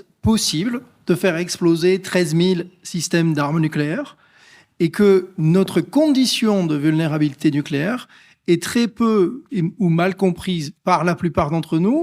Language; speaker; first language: French; native; French